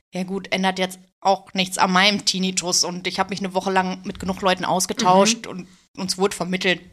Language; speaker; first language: German; native; German